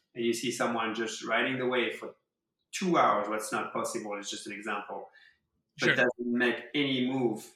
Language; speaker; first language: English; non-native, fluent; French